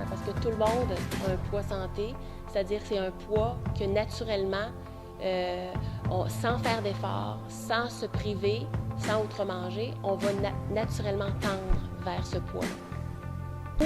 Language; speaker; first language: French; native; French